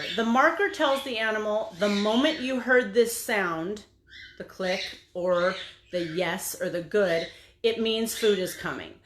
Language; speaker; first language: English; native; English